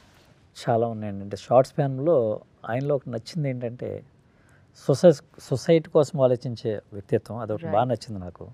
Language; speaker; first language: Telugu; native; Telugu